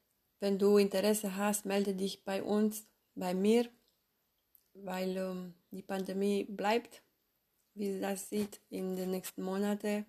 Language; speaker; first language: German; non-native, fluent; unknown